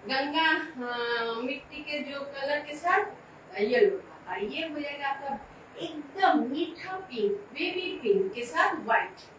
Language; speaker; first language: Hindi; non-native, local second language; Bangla